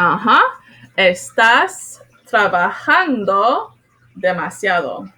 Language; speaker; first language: Spanish; non-native, fluent; English